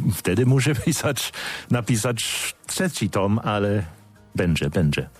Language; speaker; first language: Polish; non-native, fluent; English